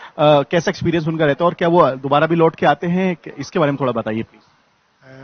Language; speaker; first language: Hindi; native; Hindi